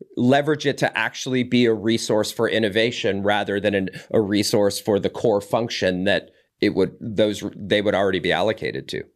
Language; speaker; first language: English; native; English